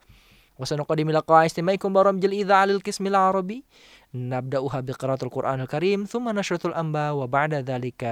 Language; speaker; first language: Arabic; non-native, fluent; Indonesian